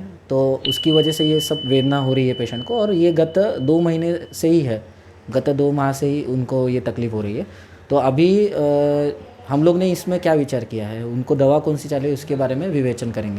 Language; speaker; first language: Hindi; non-native, local second language; Marathi